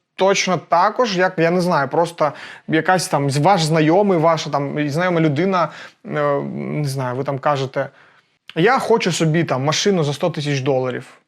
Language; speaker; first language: Ukrainian; non-native, local second language; Russian